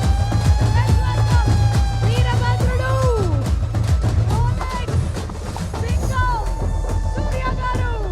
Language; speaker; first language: Telugu; native; Telugu